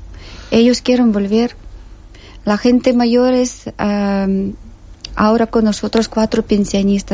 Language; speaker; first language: Spanish; non-native, learner; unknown